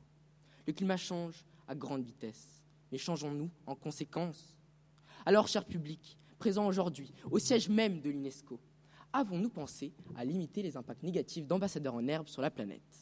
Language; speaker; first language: French; non-native, fluent; Romanian